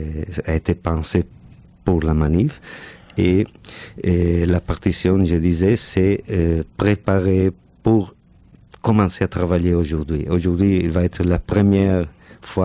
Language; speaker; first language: French; non-native, fluent; Catalan